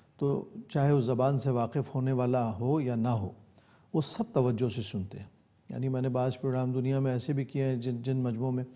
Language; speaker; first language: Urdu; native; Urdu